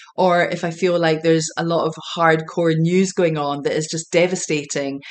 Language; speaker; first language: English; native; English